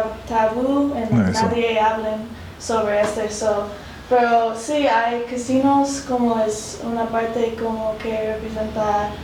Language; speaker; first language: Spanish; non-native, learner; English